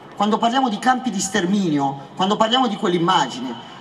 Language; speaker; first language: Italian; native; Italian